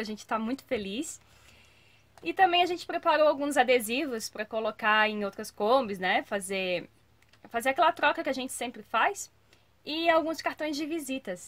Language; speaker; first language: Portuguese; native; Portuguese